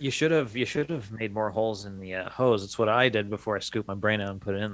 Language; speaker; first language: English; native; English